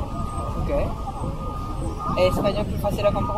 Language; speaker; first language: French; non-native, fluent; Japanese